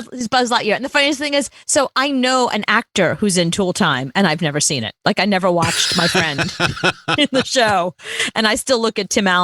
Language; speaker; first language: English; native; English